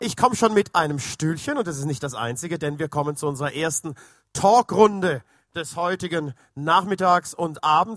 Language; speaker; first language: German; native; German